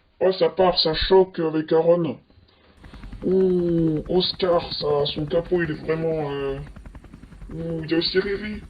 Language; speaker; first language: French; native; French